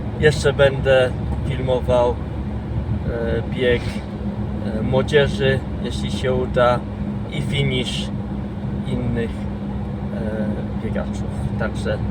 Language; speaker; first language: Polish; non-native, fluent; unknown